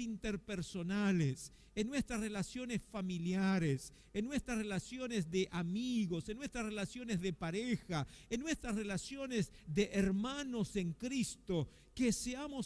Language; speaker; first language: Spanish; native; Spanish